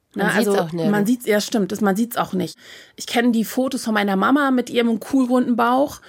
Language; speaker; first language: German; native; German